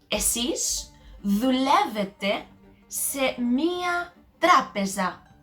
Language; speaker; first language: Greek; non-native, learner; English